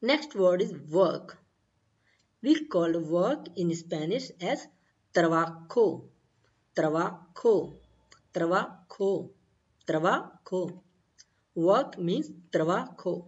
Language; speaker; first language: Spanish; non-native, learner; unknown